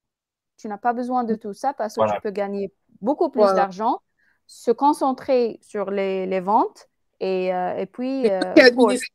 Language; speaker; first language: French; non-native, fluent; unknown